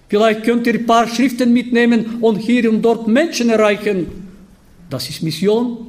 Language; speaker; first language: German; non-native, fluent; Bulgarian